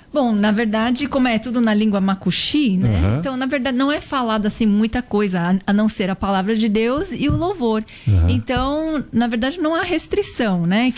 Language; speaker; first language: Portuguese; native; Portuguese